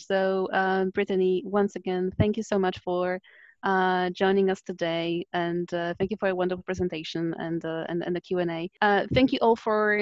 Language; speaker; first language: English; non-native, fluent; Polish